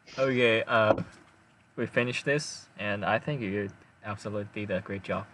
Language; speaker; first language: English; non-native, fluent; Chinese